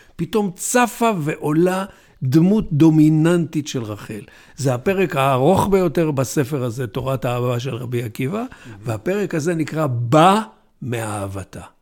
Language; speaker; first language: Hebrew; native; Hebrew